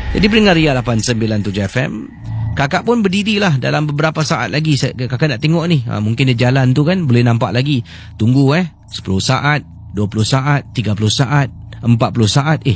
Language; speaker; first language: Malay; native; Malay